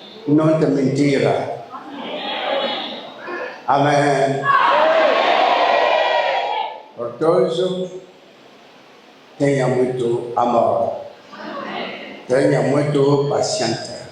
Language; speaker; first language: Portuguese; non-native, learner; Lingala